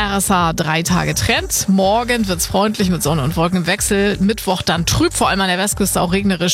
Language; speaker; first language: German; native; German